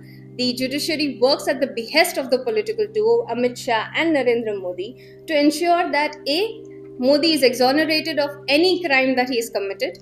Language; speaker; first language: English; non-native, local second language; Gujarati